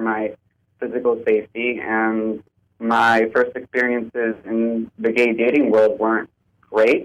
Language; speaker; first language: English; native; English